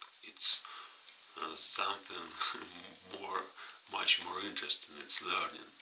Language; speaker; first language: English; non-native, fluent; Russian